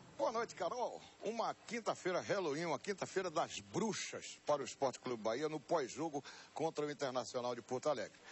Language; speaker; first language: Portuguese; native; Portuguese